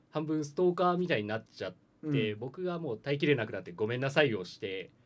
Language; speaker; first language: Japanese; native; Japanese